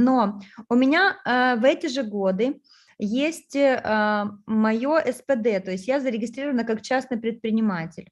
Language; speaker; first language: Russian; native; Russian